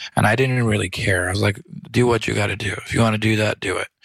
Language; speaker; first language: English; early bilingual, other home language; Romanian